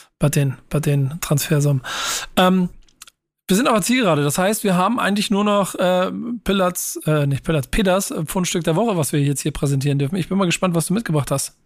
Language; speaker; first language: German; native; German